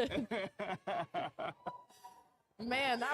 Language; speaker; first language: English; native; English